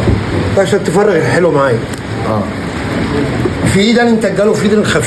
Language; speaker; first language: Arabic; native; Arabic